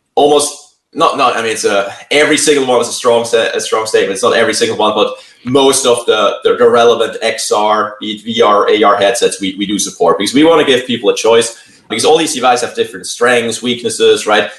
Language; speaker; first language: English; non-native, fluent; Swiss German